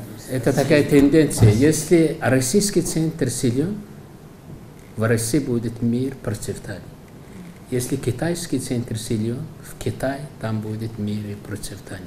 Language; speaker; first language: Russian; non-native, fluent; Mongolian